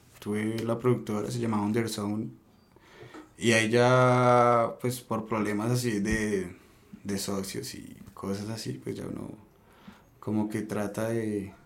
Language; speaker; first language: Spanish; native; Spanish